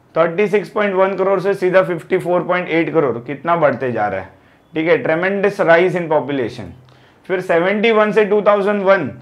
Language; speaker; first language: Hindi; non-native, local second language; Gujarati